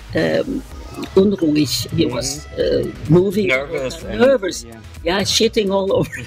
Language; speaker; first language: English; non-native, learner; Norwegian